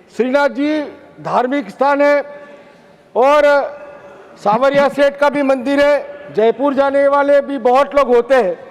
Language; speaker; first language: Hindi; non-native, local second language; Gujarati